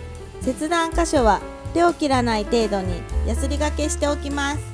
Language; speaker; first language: Japanese; native; Japanese